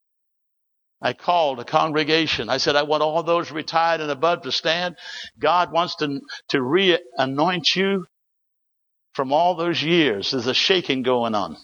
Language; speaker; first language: English; native; English